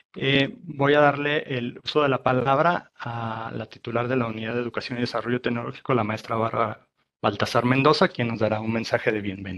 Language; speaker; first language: Spanish; native; Spanish